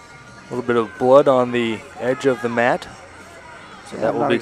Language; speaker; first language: English; native; English